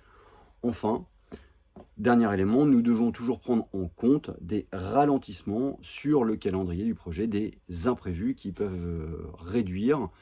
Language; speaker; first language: French; native; French